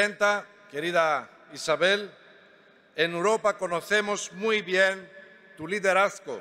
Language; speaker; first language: Spanish; non-native, fluent; Greek